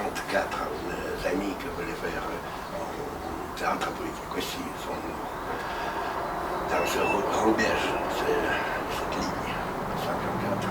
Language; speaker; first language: French; non-native, learner; Russian